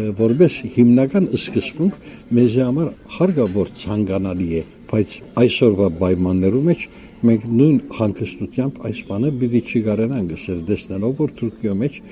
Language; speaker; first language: Armenian; early bilingual, heritage; Armenian